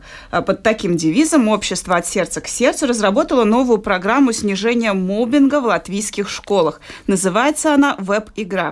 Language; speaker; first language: Russian; native; Russian